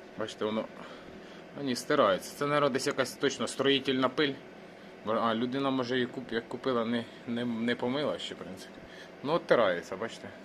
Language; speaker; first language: Ukrainian; native; Ukrainian